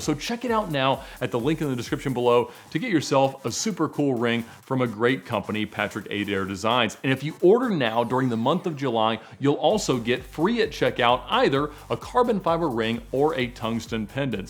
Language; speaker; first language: English; native; English